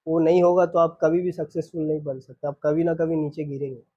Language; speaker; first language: Hindi; non-native, local second language; Bangla